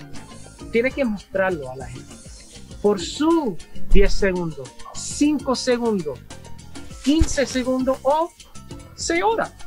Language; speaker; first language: Spanish; early bilingual, heritage; English